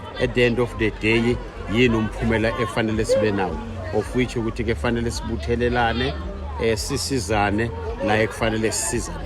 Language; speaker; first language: Zulu; non-native, local second language; South Ndebele